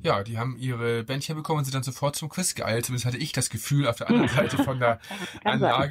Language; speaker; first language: German; native; German